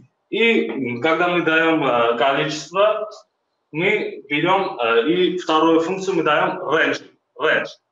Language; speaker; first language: Russian; non-native, fluent; Armenian